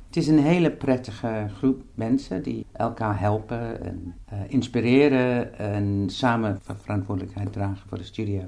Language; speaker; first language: Dutch; non-native, fluent; English